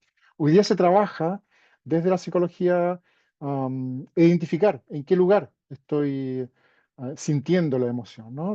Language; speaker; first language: Spanish; native; Spanish